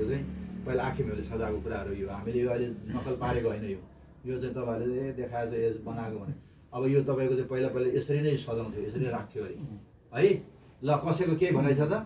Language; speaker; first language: Nepali; non-native, local second language; Eastern Tamang